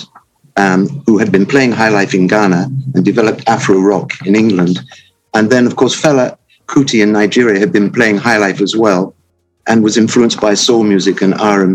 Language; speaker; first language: English; native; English